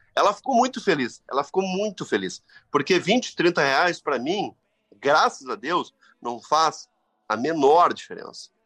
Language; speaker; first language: Portuguese; native; Portuguese